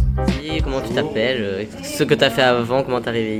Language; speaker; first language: French; native; French